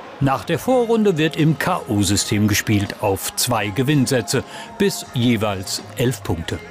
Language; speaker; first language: German; native; German